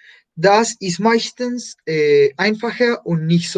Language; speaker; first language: German; non-native, fluent; Spanish